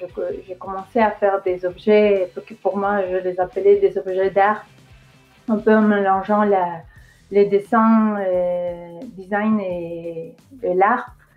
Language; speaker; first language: French; non-native, fluent; Spanish